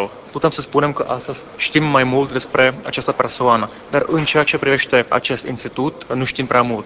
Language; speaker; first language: Romanian; non-native, fluent; Czech